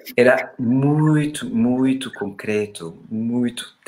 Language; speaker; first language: Portuguese; non-native, fluent; German